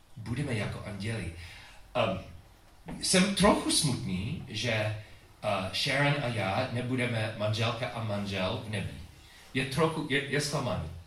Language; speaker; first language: Czech; non-native, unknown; English